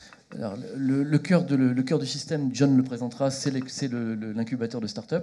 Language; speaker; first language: French; native; French